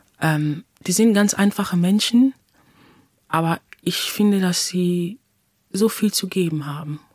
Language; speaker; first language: German; non-native, fluent; English